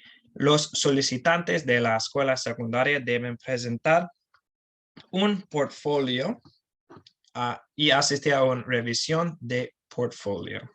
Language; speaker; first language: Spanish; non-native, learner; English